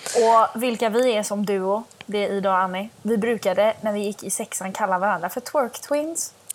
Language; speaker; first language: Swedish; early bilingual, other home language; Albanian